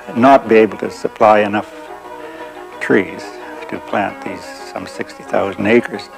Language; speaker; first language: English; native; English